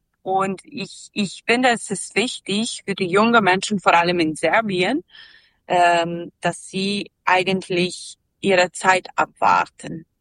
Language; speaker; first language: German; non-native, fluent; Serbian